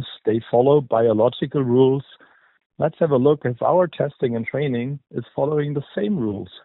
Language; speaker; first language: English; non-native, fluent; German